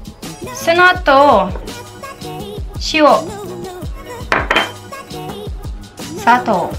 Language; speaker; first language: Japanese; non-native, learner; Russian